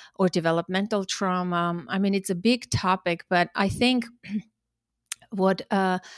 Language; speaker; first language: English; early bilingual, other home language; Armenian